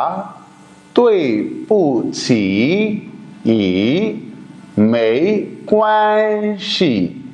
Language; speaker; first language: Chinese; non-native, fluent; Urdu